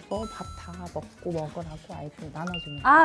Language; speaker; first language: Korean; native; Korean